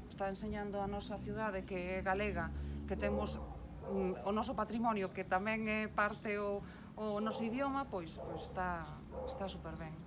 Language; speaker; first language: Galician; native; Galician